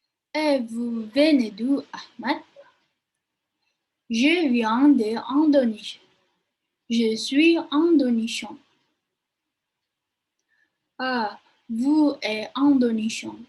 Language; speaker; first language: French; non-native, learner; Indonesian